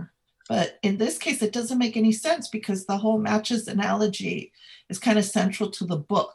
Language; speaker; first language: English; native; English